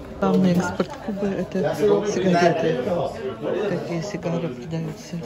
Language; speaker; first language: Russian; native; Russian